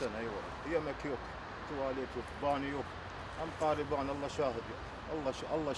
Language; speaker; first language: Turkish; non-native, learner; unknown